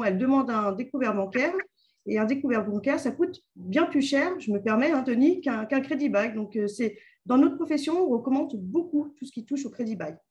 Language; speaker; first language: French; native; French